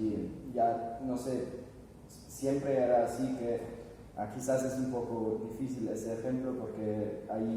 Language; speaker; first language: Spanish; non-native, fluent; German